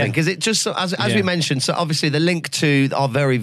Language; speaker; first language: English; native; English